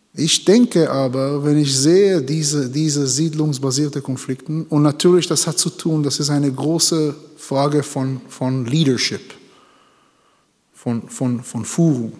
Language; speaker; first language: German; non-native, learner; Hebrew